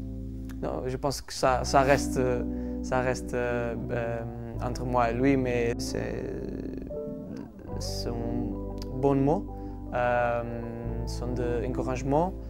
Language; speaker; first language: French; non-native, learner; Portuguese